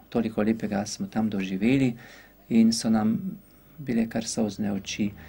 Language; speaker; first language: Slovenian; native; Slovenian